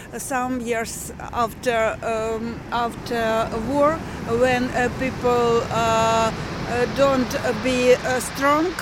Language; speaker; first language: English; non-native, learner; Ukrainian